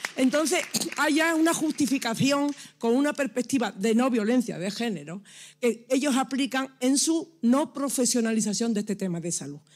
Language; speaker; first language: Spanish; native; Spanish